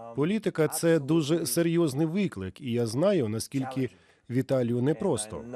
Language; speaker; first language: Ukrainian; native; Ukrainian